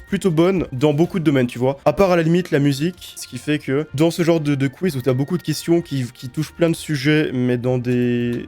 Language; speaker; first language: French; native; French